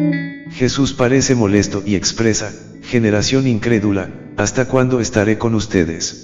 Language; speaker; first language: Spanish; native; Spanish